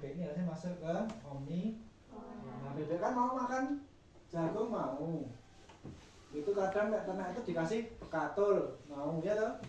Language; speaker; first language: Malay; non-native, local second language; Javanese